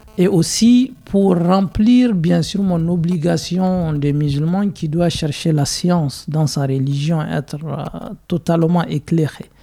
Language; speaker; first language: French; non-native, local second language; Hausa